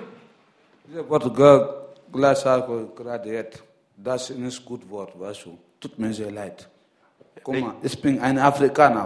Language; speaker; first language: German; non-native, learner; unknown